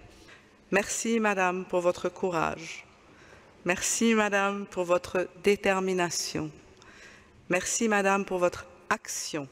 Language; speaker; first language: French; native; French